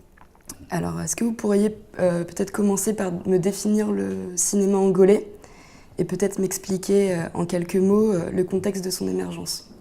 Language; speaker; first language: French; native; French